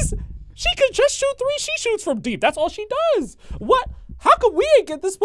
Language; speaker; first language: English; native; English